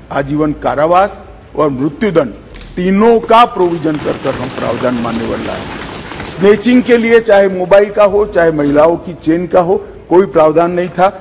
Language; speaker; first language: Hindi; non-native, local second language; Gujarati